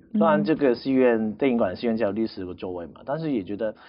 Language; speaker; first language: Chinese; non-native, local second language; Cantonese